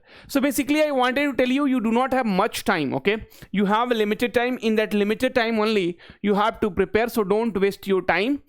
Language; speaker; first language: English; non-native, local second language; Hindi